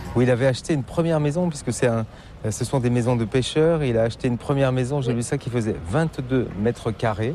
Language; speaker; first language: French; native; French